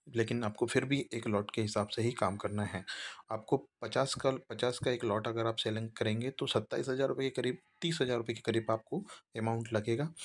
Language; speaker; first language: Hindi; native; Hindi